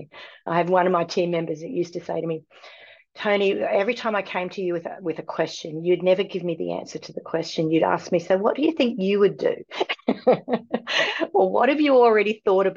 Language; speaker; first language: English; native; English